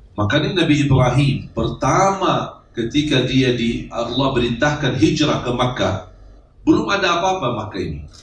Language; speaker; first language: Indonesian; non-native, fluent; Arabic